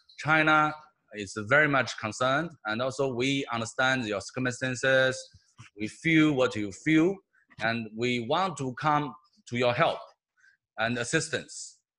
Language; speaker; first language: English; non-native, fluent; Chinese